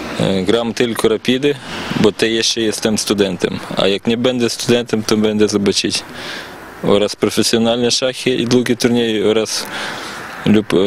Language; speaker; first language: Polish; non-native, learner; Ukrainian